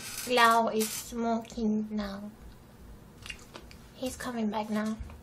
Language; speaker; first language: English; non-native, learner; Turkish